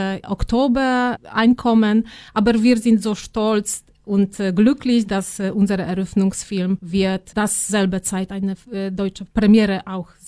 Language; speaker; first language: German; non-native, fluent; Polish